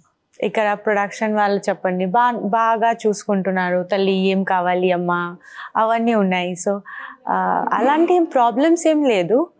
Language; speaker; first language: Telugu; non-native, learner; Bangla